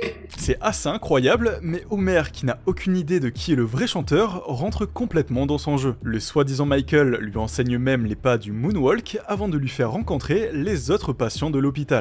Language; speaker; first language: French; native; French